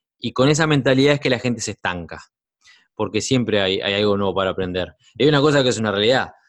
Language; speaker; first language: Spanish; native; Spanish